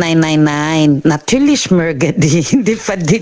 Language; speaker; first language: German; non-native, learner; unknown